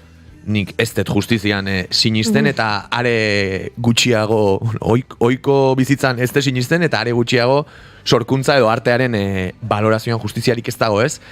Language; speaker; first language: Basque; native; Basque